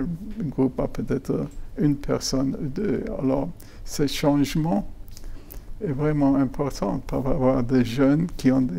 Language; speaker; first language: French; non-native, fluent; German